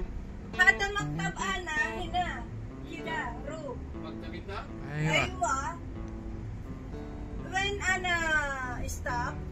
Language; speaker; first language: Arabic; non-native, learner; Filipino